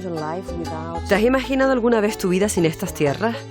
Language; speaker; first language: Spanish; native; Spanish